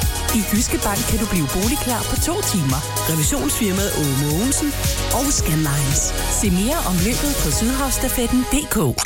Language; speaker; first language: Danish; native; Danish